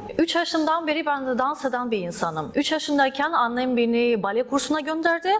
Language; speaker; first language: Turkish; early bilingual, other home language; Russian